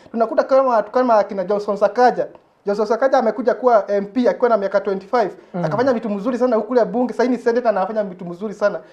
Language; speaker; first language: Swahili; non-native, local second language; Kikuyu